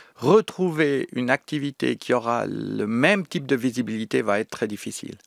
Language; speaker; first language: French; native; French